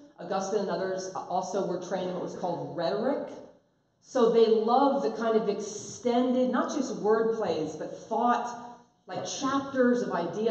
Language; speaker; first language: English; native; English